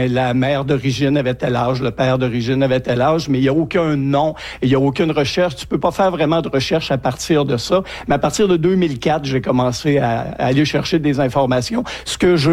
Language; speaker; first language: French; native; French